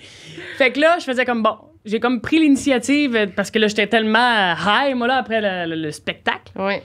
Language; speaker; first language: French; native; French